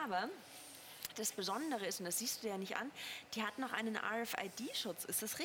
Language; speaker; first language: German; native; German